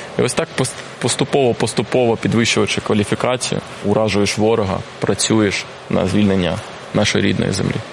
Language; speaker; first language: Ukrainian; non-native, local second language; Russian